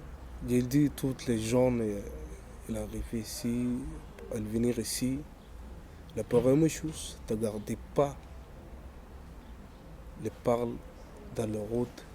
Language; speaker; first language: French; non-native, learner; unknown